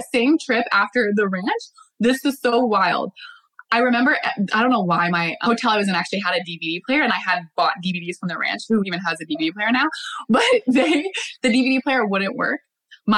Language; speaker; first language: English; native; English